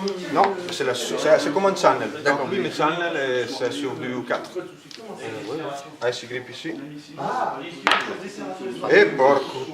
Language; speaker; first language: French; non-native, learner; Italian